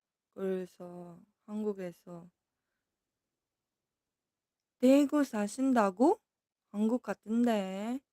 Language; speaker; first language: Korean; non-native, fluent; Filipino